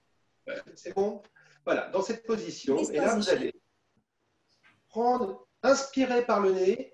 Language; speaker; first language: French; native; French